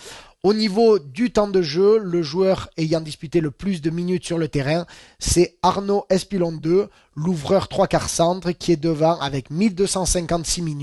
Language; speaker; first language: French; native; French